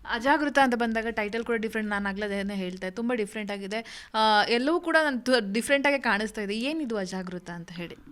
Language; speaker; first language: Kannada; native; Kannada